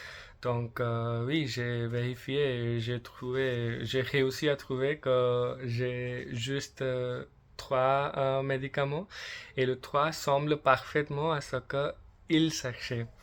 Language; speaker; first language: French; non-native, learner; English